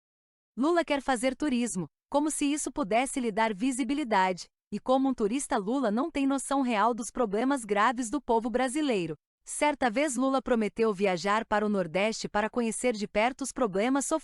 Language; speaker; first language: Portuguese; native; Portuguese